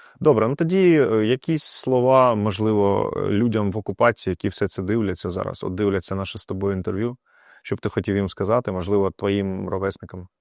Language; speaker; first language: Ukrainian; non-native, local second language; Russian